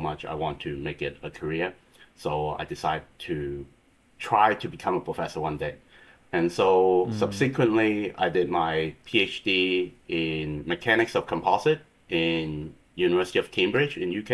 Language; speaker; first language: English; non-native, local second language; Cantonese